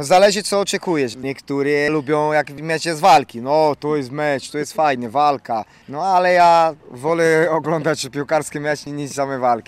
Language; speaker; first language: Polish; non-native, fluent; Portuguese